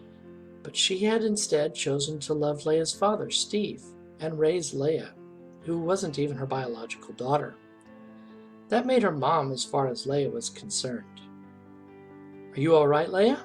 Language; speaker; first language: English; native; English